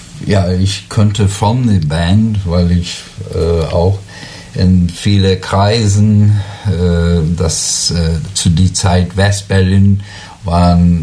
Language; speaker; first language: German; non-native, learner; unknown